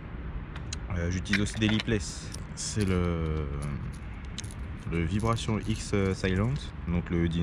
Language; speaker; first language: French; native; French